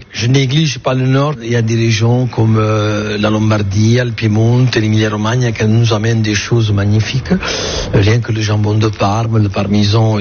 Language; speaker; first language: French; non-native, fluent; Italian